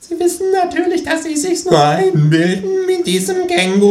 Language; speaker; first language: German; native; German